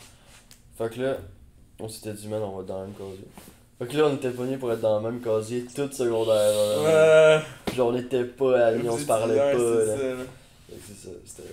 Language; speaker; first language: French; native; French